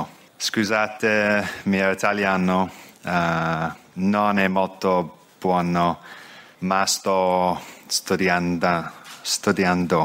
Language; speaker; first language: Italian; non-native, learner; Welsh